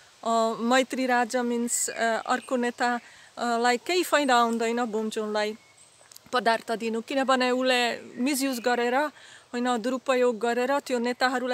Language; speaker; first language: Nepali; non-native, learner; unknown